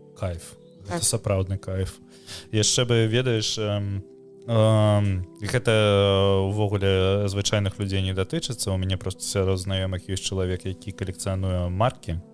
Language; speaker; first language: Belarusian; non-native, local second language; Russian